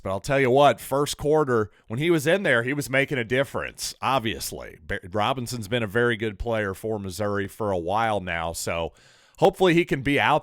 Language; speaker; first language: English; native; English